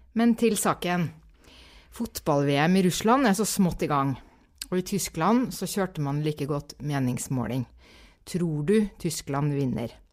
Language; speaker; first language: Norwegian; native; Norwegian